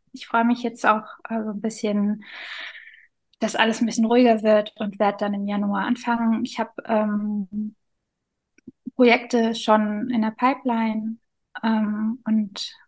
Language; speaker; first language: German; early bilingual, other home language; Turkish